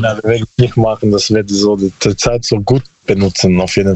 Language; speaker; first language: German; non-native, learner; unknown